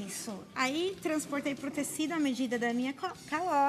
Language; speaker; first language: Portuguese; native; Portuguese